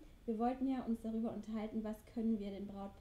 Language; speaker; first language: German; native; German